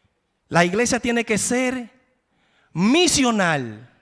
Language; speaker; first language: Spanish; native; Spanish